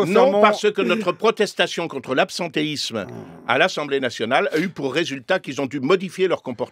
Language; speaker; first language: French; native; French